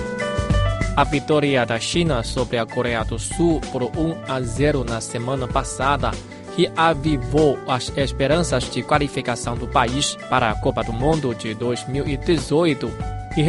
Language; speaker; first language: Portuguese; non-native, fluent; Chinese